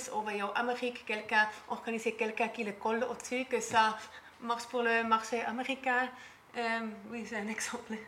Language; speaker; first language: French; non-native, learner; German